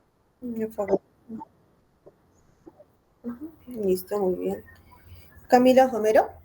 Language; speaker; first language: Spanish; native; Spanish